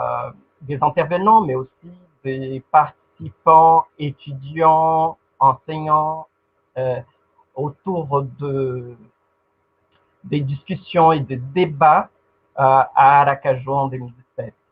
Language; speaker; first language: French; non-native, fluent; Portuguese